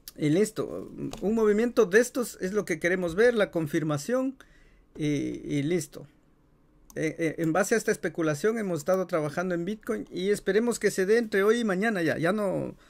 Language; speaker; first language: Spanish; native; Spanish